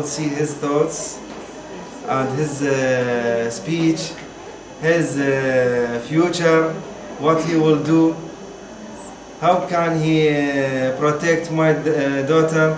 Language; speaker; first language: English; non-native, learner; Arabic